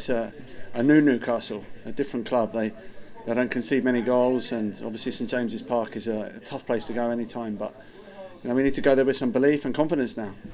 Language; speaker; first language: English; native; English